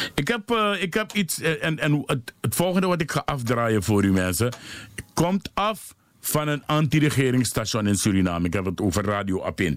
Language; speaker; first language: Dutch; native; Dutch